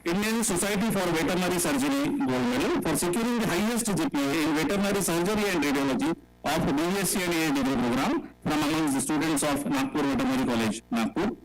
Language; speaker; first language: English; non-native, local second language; Marathi